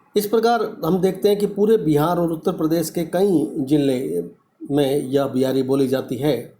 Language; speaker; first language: Hindi; native; Hindi